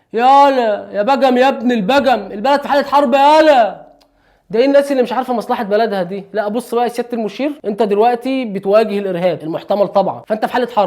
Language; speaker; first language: Arabic; native; Arabic